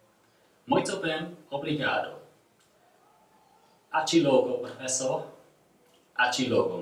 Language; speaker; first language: Portuguese; non-native, learner; English